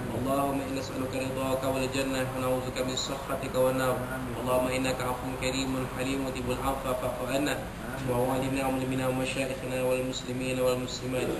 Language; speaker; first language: Arabic; non-native, fluent; Malay